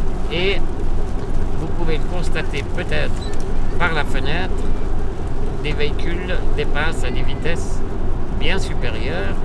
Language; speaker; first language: French; native; French